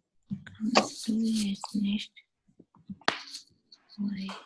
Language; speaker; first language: German; non-native, learner; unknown